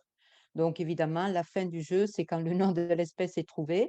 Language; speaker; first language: French; native; French